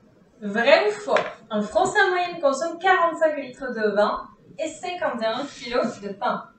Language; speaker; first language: French; non-native, fluent; Czech